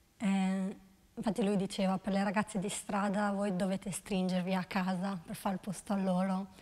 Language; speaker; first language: Italian; non-native, fluent; Albanian